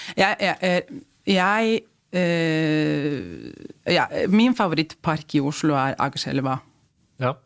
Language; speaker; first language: Norwegian; non-native, fluent; Spanish